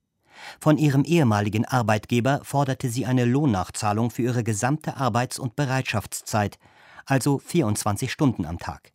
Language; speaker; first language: German; native; German